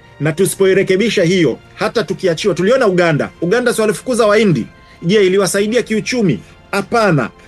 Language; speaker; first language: Swahili; native; Swahili